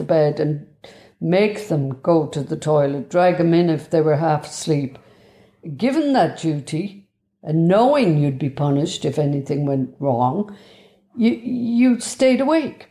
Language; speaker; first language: English; native; English